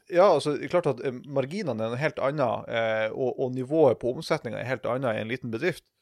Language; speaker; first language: Norwegian; native; Norwegian